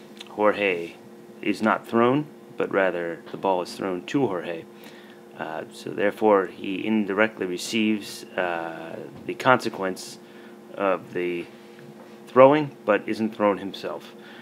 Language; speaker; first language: English; native; English